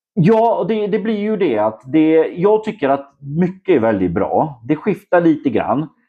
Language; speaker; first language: Swedish; non-native, fluent; Polish